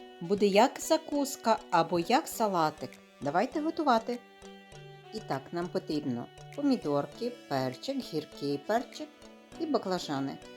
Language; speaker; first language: Ukrainian; native; Ukrainian